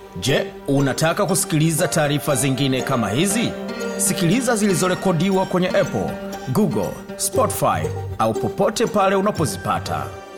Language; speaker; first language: Swahili; native; Swahili